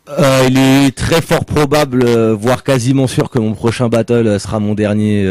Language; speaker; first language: French; native; French